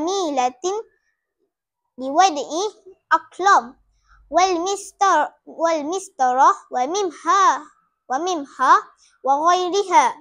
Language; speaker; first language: Arabic; non-native, learner; Malay